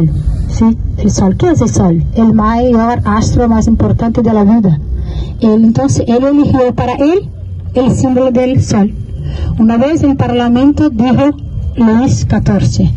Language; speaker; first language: Spanish; non-native, learner; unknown